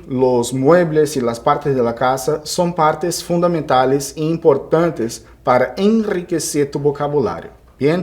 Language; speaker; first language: Spanish; non-native, fluent; Portuguese